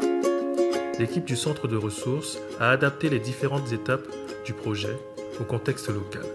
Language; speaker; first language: French; native; French